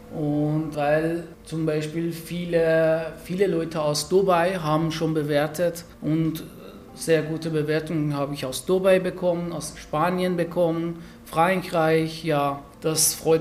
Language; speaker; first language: German; non-native, fluent; Persian